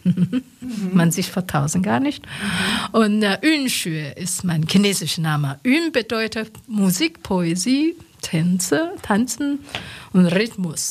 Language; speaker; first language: German; non-native, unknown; Chinese